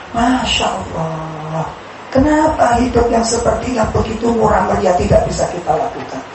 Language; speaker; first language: Indonesian; non-native, local second language; Javanese